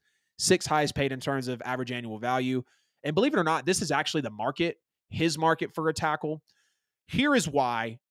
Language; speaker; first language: English; native; English